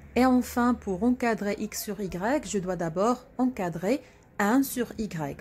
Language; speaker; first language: French; non-native, local second language; Arabic